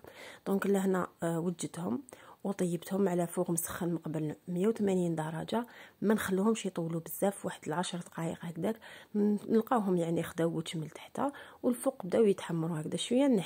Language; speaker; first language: Arabic; native; Arabic